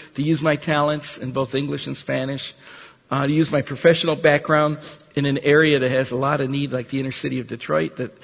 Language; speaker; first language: English; early bilingual, other home language; Spanish